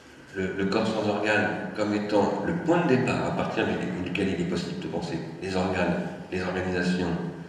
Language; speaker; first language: French; native; French